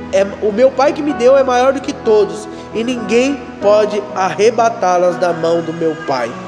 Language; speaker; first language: Portuguese; native; Portuguese